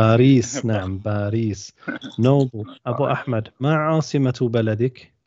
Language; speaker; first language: Arabic; non-native, fluent; English